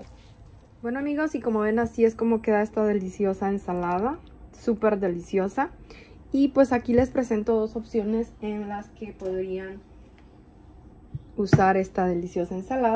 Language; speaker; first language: Spanish; native; Spanish